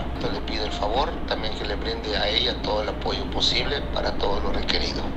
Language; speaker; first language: Spanish; native; Spanish